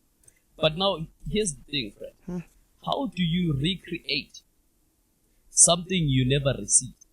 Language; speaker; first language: English; non-native, local second language; Zulu